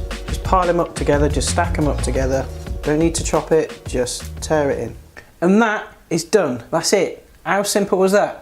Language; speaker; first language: English; native; English